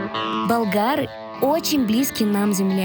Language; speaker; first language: Russian; native; Russian